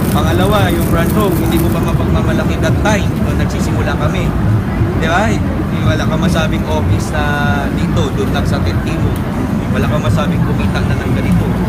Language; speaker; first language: Filipino; non-native, local second language; Bikol